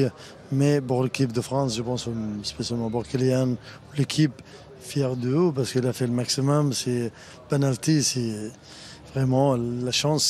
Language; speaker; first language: French; non-native, learner; Arabic